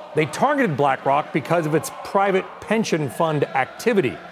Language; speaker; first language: English; native; English